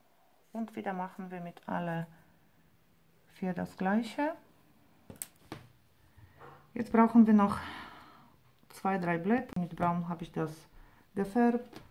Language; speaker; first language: German; non-native, fluent; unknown